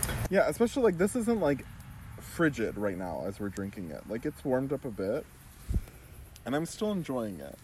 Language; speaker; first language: English; native; English